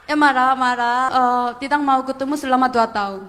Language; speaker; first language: Indonesian; non-native, fluent; Korean